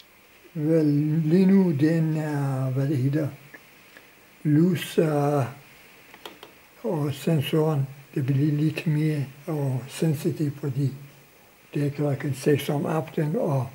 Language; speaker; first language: Danish; non-native, local second language; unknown